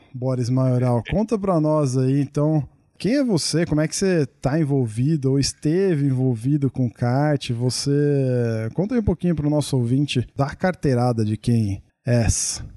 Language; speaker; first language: Portuguese; native; Portuguese